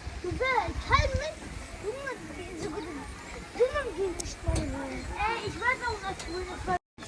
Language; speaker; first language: German; early bilingual, other home language; Arabic